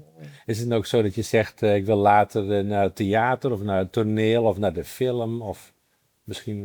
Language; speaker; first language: Dutch; native; Dutch